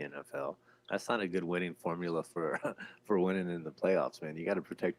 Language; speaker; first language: English; native; English